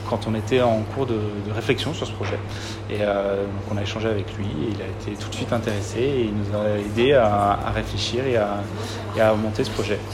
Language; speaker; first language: French; native; French